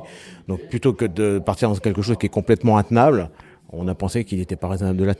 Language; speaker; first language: French; native; French